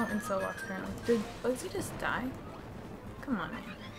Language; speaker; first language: English; native; English